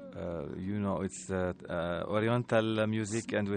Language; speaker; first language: English; non-native, learner; Arabic